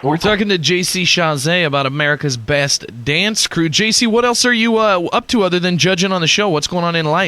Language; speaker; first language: English; native; English